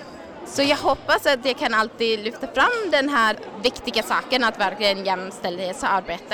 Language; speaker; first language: Swedish; non-native, fluent; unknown